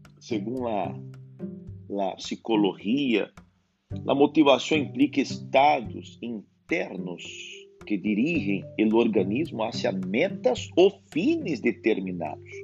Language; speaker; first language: Portuguese; non-native, learner; Spanish